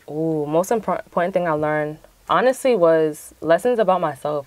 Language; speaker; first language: English; native; English